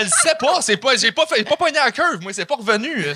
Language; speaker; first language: French; native; French